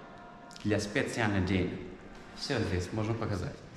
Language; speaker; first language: Russian; non-native, learner; Turkish